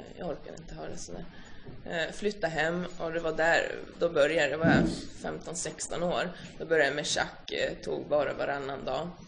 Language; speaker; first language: Swedish; early bilingual, other home language; Finnish